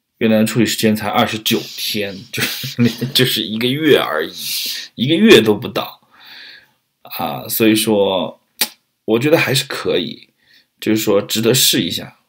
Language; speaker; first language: Chinese; native; Chinese